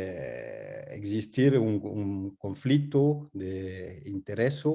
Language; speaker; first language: Spanish; non-native, learner; French